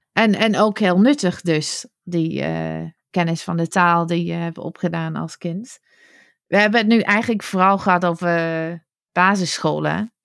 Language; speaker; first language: Dutch; non-native, fluent; English